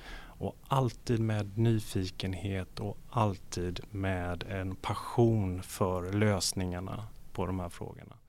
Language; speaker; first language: Swedish; native; Swedish